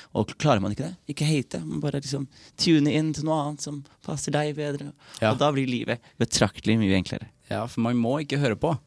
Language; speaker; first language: Norwegian; early bilingual, other home language; Somali